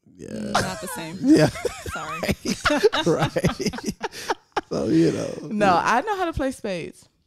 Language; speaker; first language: English; native; English